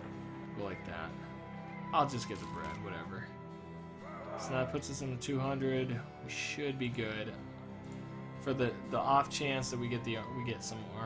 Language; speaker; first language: English; native; English